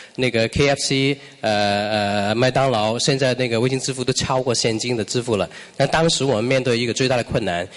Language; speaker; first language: Chinese; non-native, local second language; Cantonese